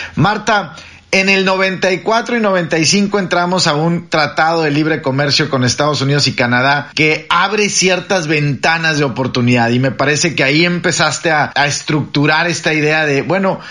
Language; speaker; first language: Spanish; native; Spanish